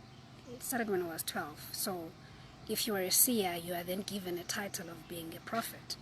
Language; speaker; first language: English; non-native, local second language; Zulu